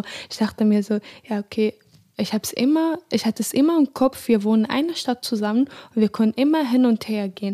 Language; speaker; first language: German; non-native, fluent; Arabic